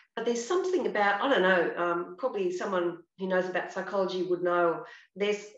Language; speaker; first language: English; native; English